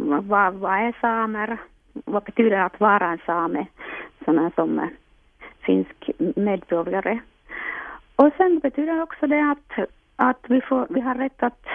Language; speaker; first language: Swedish; non-native, local second language; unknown